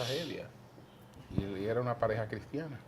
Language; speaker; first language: Spanish; native; Spanish